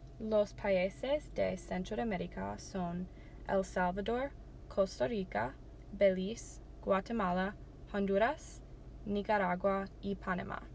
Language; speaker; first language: Spanish; non-native, learner; English